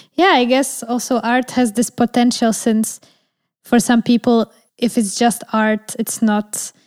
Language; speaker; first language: English; non-native, fluent; Polish